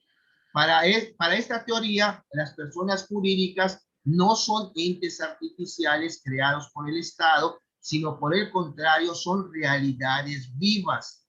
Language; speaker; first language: Spanish; native; Spanish